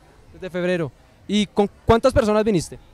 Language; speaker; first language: Spanish; native; Spanish